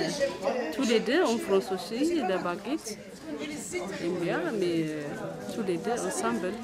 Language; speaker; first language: French; non-native, learner; Amharic